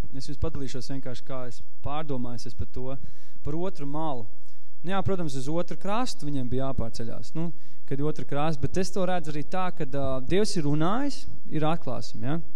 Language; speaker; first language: Latvian; native; Latvian